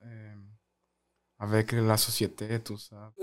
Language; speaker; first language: French; non-native, learner; Spanish